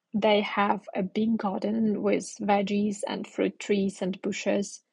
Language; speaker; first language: English; non-native, fluent; Ukrainian